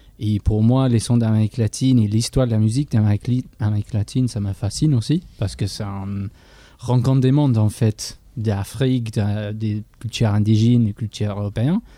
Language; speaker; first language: French; non-native, fluent; English